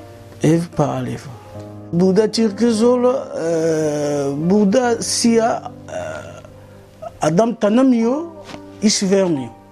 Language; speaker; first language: Turkish; non-native, learner; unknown